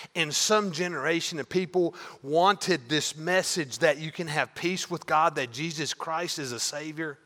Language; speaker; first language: English; native; English